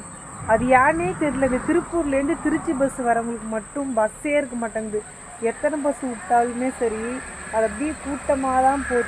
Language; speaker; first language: Tamil; native; Tamil